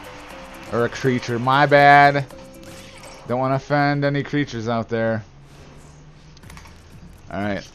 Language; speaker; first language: English; native; English